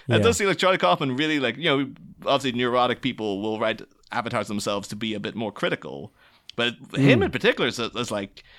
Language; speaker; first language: English; native; English